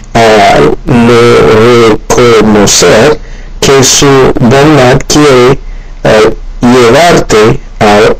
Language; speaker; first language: Spanish; non-native, learner; Haitian Creole